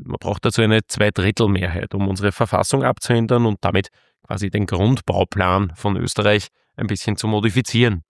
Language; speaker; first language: German; native; German